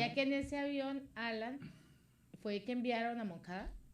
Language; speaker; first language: Spanish; native; Spanish